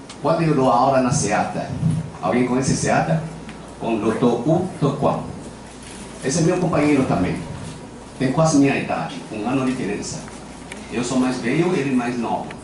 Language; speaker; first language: Portuguese; non-native, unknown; Chinese